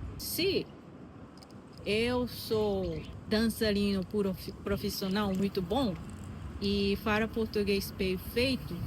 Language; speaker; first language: Portuguese; non-native, fluent; Japanese